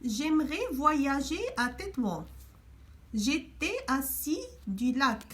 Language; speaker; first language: French; non-native, local second language; Arabic